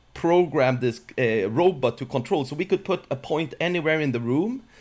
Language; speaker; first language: English; non-native, fluent; Swedish